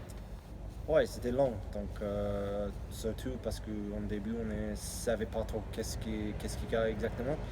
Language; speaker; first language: French; non-native, learner; English